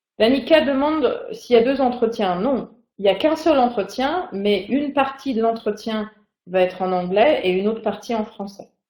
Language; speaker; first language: French; native; French